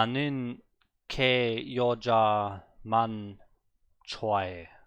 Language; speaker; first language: Korean; non-native, learner; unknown